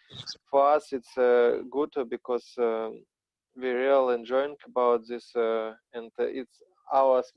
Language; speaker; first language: English; non-native, learner; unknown